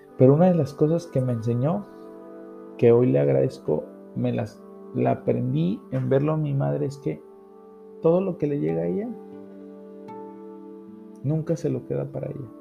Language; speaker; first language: Spanish; native; Spanish